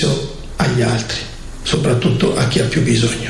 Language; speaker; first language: Italian; native; Italian